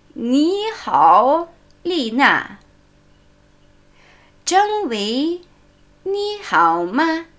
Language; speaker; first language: Chinese; non-native, fluent; German